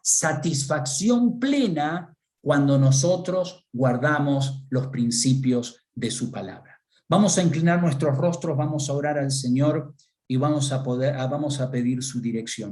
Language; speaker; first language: Spanish; native; Spanish